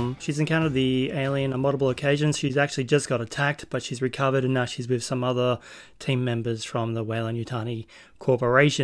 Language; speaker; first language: English; native; English